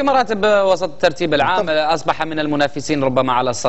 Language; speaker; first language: Arabic; native; Arabic